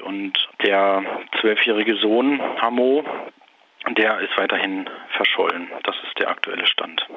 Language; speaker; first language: German; native; German